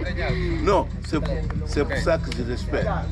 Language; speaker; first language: French; non-native, learner; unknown